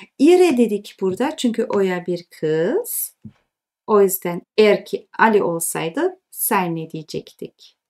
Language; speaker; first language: Turkish; early bilingual, heritage; Turkish